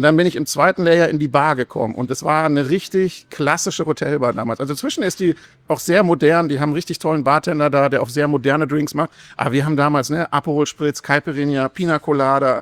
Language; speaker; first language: German; native; German